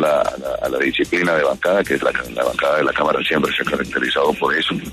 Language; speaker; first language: Spanish; native; Spanish